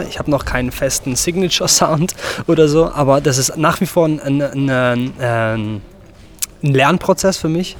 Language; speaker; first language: German; native; German